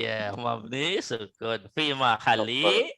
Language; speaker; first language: Arabic; non-native, fluent; Indonesian